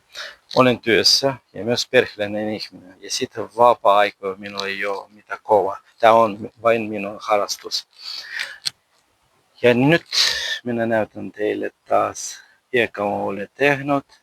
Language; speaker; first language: Finnish; non-native, learner; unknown